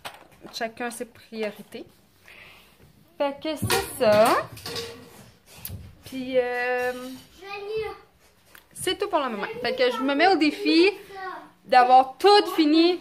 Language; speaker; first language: French; native; French